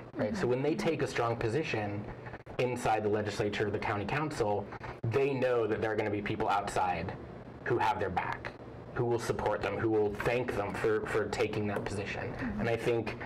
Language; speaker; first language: English; native; English